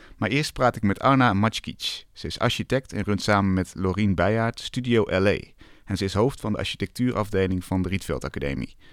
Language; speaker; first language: Dutch; native; Dutch